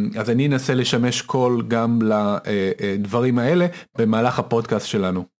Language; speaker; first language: Hebrew; native; Hebrew